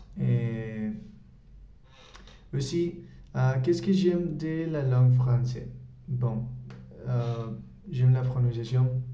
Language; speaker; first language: French; non-native, learner; Spanish